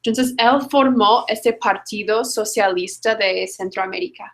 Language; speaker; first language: Spanish; non-native, fluent; English